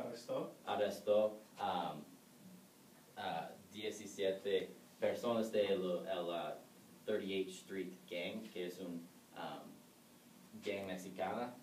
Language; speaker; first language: Spanish; non-native, learner; English